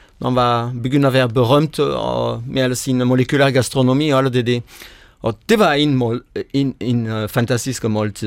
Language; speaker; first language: Danish; non-native, fluent; French